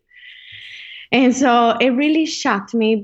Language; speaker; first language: English; non-native, fluent; Spanish